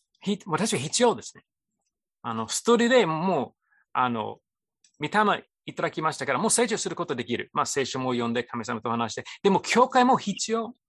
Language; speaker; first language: Japanese; non-native, fluent; English